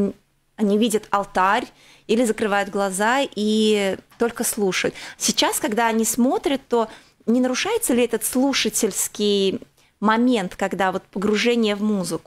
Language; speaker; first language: Russian; native; Russian